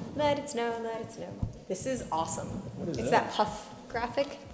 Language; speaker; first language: English; native; English